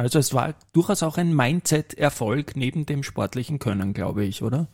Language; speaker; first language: German; native; German